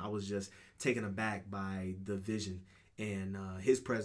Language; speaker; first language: English; native; English